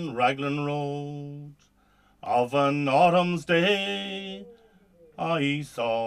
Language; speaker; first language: English; native; English